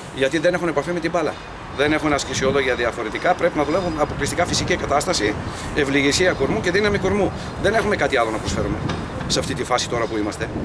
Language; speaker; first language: Greek; early bilingual, heritage; Greek